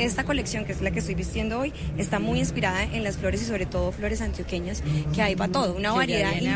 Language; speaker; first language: Spanish; native; Spanish